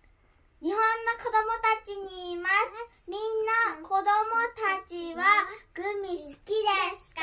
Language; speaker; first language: Japanese; non-native, learner; Filipino